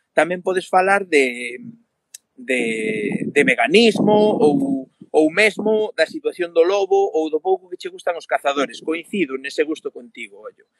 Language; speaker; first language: Galician; native; Galician